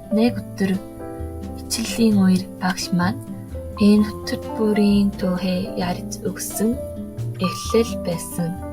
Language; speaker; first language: Mongolian; non-native, learner; Korean